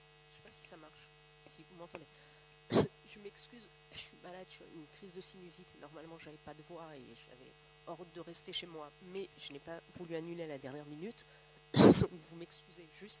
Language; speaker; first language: French; native; French